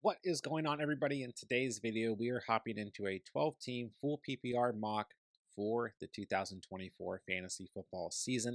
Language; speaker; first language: English; native; English